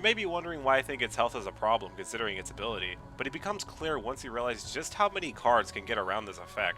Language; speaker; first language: English; native; English